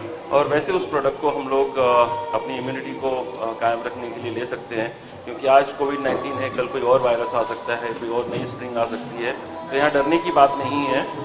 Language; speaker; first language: Hindi; native; Hindi